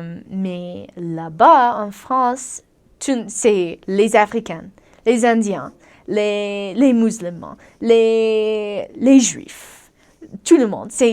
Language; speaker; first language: French; non-native, learner; English